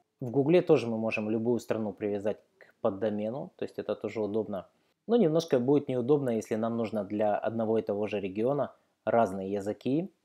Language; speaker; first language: Russian; native; Russian